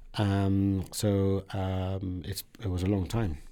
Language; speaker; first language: English; early bilingual, other home language; Persian